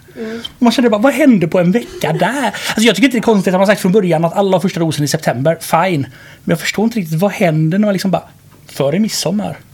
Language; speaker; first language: Swedish; native; Swedish